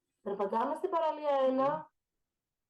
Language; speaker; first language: Greek; native; Greek